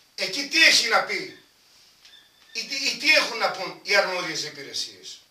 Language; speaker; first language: Greek; non-native, local second language; Romany